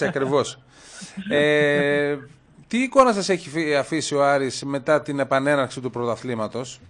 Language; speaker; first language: Greek; native; Greek